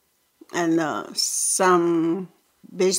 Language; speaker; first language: English; non-native, learner; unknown